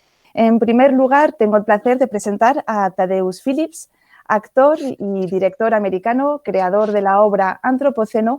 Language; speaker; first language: Spanish; native; Spanish